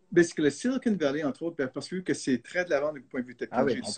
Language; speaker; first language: French; native; French